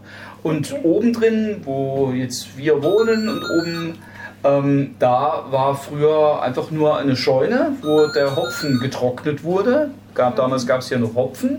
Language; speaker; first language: German; native; German